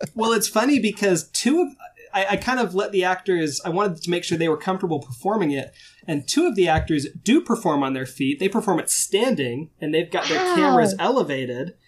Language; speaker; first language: English; native; English